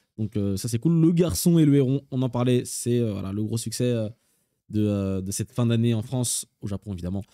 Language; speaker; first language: French; native; French